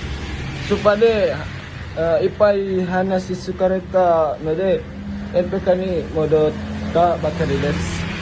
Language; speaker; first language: Japanese; non-native, learner; Indonesian